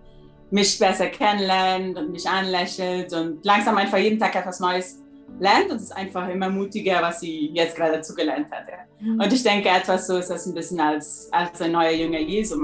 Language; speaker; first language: German; early bilingual, heritage; German